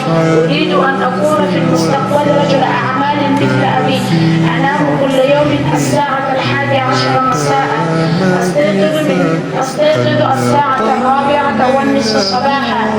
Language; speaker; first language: Arabic; non-native, learner; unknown